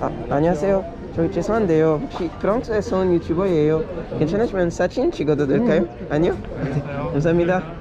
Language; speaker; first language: Korean; non-native, learner; French